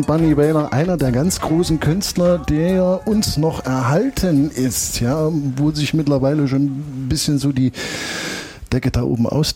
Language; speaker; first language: German; native; German